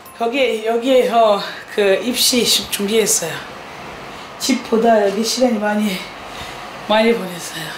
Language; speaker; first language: Korean; non-native, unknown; French